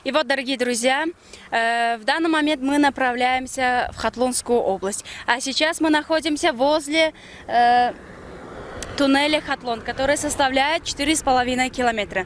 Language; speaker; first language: Russian; non-native, local second language; Tajik